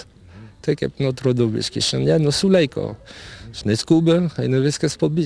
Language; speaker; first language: Lithuanian; non-native, learner; French